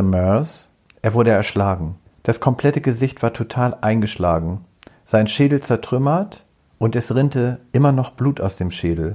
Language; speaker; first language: German; native; German